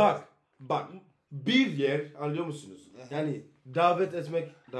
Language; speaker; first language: Turkish; non-native, learner; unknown